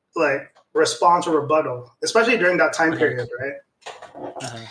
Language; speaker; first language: English; non-native, local second language; Filipino